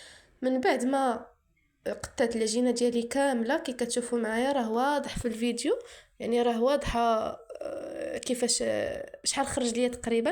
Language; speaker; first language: Arabic; native; Arabic